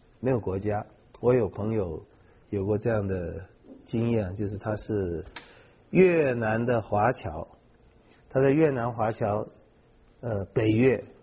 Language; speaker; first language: Chinese; native; Chinese